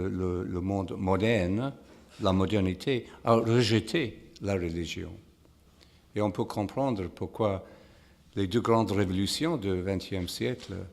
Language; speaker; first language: French; non-native, fluent; English